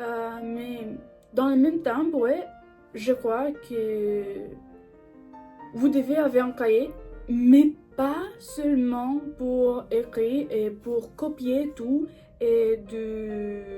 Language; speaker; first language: French; non-native, learner; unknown